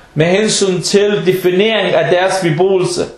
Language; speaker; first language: Danish; non-native, fluent; Arabic